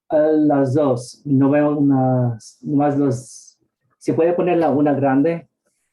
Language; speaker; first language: Spanish; early bilingual, heritage; Spanish